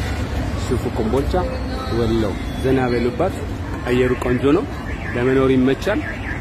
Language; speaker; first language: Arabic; non-native, learner; Amharic